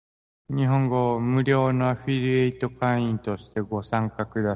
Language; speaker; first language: Japanese; native; Japanese